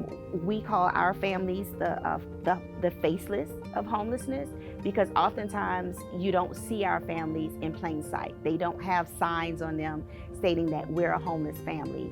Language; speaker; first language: English; native; English